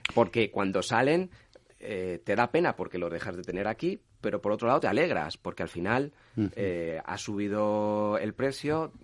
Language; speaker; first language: Spanish; native; Spanish